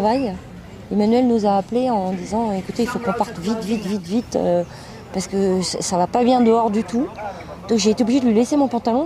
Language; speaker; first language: French; native; French